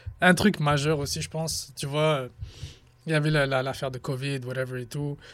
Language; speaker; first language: French; early bilingual, other home language; Arabic